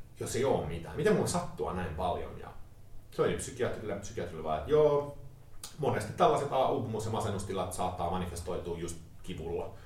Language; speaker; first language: Finnish; early bilingual, heritage; Finnish